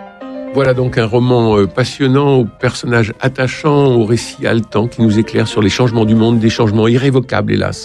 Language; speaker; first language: French; native; French